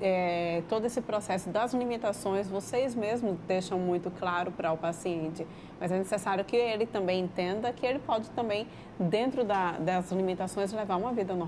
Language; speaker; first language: Portuguese; native; Portuguese